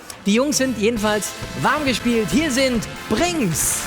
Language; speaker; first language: German; native; German